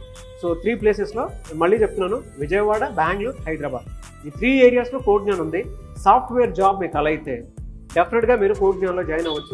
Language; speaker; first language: Telugu; native; Telugu